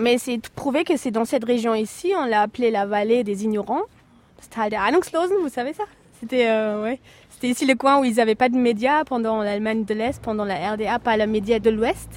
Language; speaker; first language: French; non-native, fluent; German